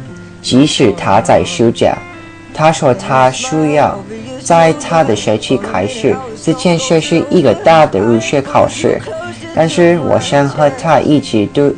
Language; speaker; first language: Chinese; non-native, learner; English